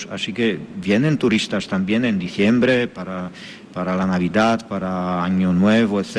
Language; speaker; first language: Spanish; non-native, fluent; Polish